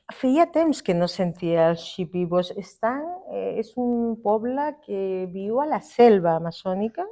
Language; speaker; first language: Catalan; non-native, fluent; Spanish